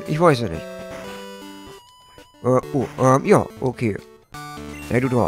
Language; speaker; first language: German; native; German